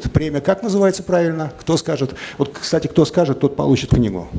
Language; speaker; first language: Russian; native; Russian